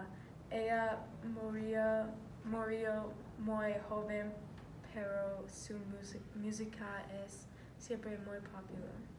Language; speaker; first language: Spanish; non-native, learner; English